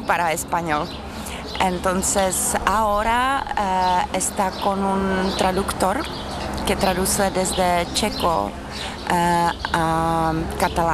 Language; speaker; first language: Spanish; non-native, fluent; Czech